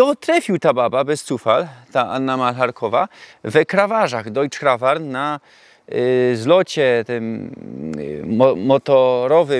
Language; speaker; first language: Polish; non-native, local second language; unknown